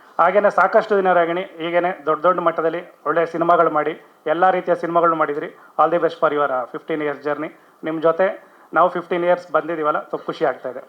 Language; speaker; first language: Kannada; native; Kannada